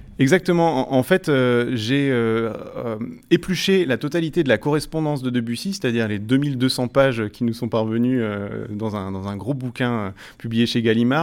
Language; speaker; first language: French; native; French